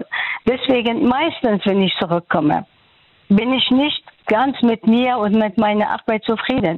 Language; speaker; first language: German; non-native, fluent; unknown